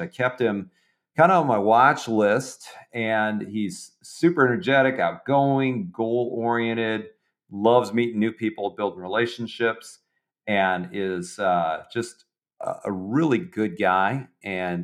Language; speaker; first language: English; native; English